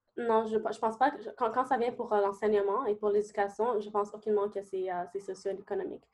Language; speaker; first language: French; early bilingual, other home language; Arabic